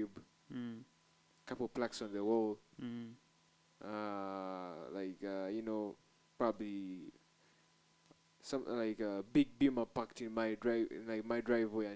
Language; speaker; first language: English; non-native, local second language; Ganda